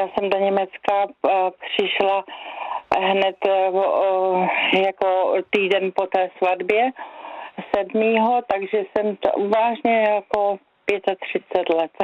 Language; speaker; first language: Czech; native; Czech